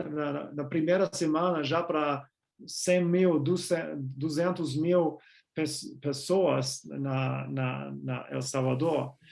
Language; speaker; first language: Portuguese; non-native, fluent; German